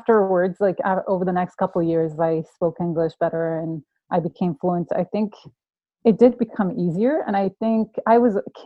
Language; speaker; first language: English; non-native, fluent; Persian